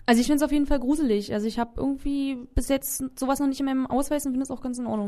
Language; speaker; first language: German; native; German